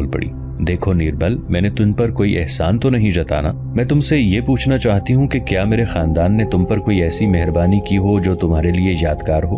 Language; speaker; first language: Urdu; native; Urdu